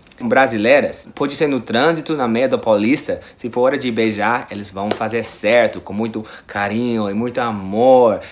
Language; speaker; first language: Portuguese; non-native, fluent; English